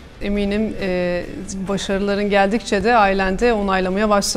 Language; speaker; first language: Turkish; native; Turkish